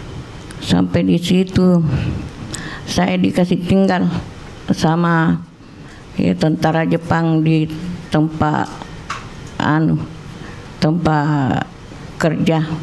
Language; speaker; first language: Indonesian; non-native, local second language; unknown